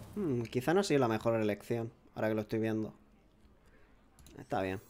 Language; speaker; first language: Spanish; native; Spanish